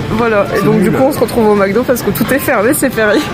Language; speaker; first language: French; native; French